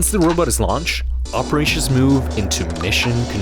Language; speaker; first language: English; native; English